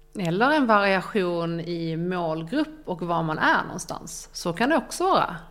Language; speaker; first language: Swedish; native; Swedish